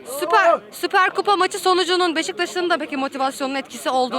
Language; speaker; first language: Turkish; native; Turkish